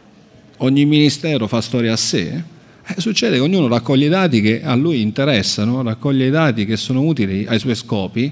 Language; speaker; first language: Italian; native; Italian